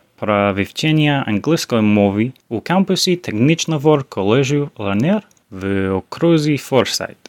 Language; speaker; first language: Ukrainian; non-native, learner; English